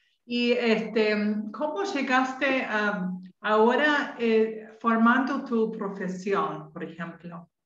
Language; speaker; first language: Spanish; non-native, fluent; English